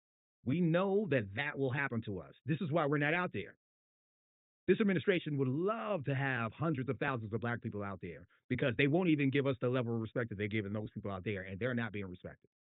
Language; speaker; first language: English; native; English